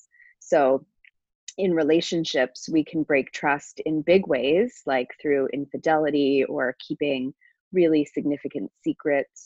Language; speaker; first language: English; native; English